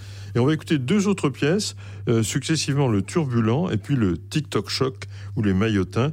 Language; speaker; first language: French; native; French